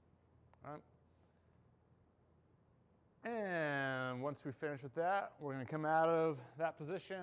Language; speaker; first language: English; native; English